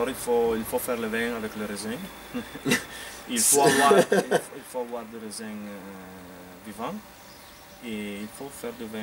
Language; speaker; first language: French; non-native, fluent; Italian